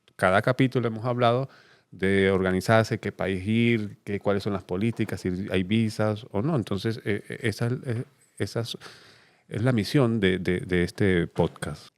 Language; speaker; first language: Spanish; native; Spanish